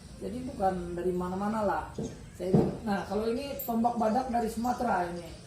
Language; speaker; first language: Indonesian; non-native, local second language; Banjar